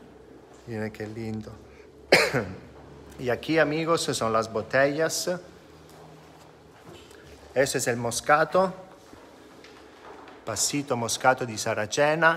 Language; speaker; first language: Spanish; non-native, fluent; Italian